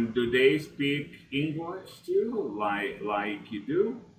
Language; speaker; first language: English; non-native, fluent; Spanish